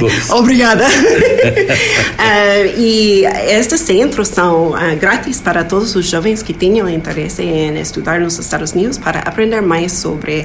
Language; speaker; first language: Portuguese; non-native, fluent; English